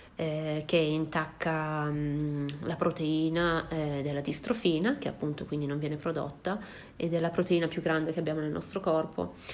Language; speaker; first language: Italian; native; Italian